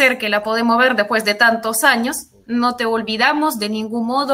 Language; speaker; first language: Spanish; non-native, fluent; Russian